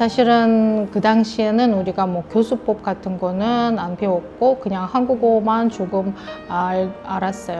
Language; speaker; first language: Korean; non-native, fluent; Russian